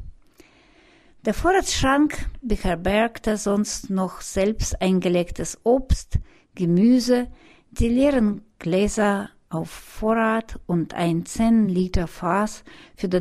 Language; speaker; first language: German; non-native, fluent; Russian